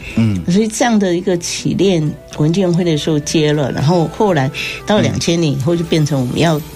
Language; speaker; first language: Chinese; native; Chinese